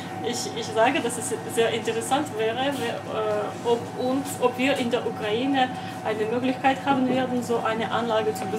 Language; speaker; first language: German; non-native, fluent; Russian